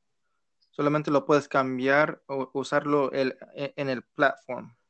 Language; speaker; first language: Spanish; non-native, learner; English